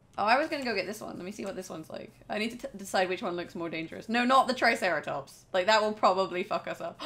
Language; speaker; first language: English; native; English